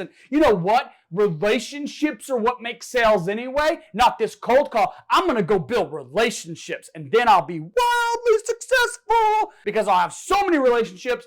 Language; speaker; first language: English; native; English